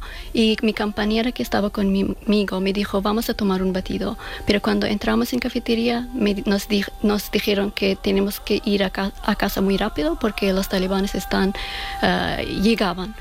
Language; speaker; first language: Spanish; non-native, learner; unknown